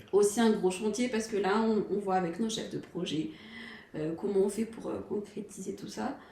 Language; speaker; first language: French; non-native, local second language; Malagasy